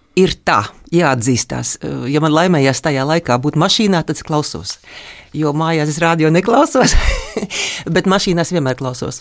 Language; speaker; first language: Latvian; native; Latvian